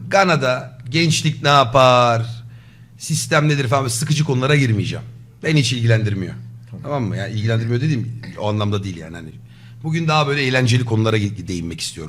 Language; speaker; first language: Turkish; native; Turkish